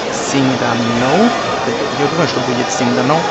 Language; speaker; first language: Russian; non-native, fluent; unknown